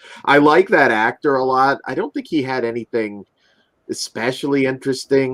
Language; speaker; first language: English; native; English